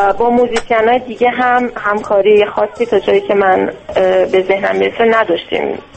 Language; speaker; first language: Persian; early bilingual, heritage; Persian